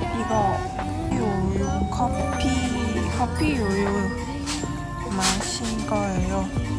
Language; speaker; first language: Korean; non-native, learner; Thai